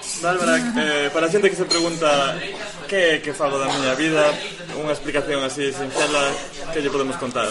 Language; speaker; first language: Galician; native; Galician